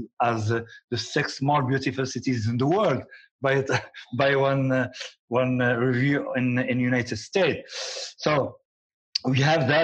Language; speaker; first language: English; non-native, learner; Arabic